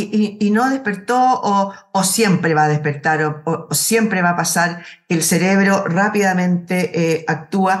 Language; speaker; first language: Spanish; native; Spanish